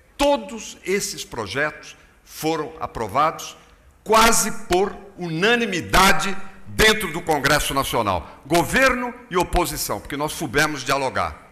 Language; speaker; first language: Portuguese; native; Portuguese